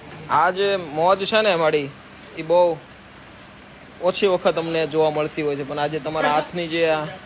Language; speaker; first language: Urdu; non-native, local second language; Gujarati